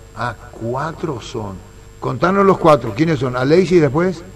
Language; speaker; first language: Spanish; native; Spanish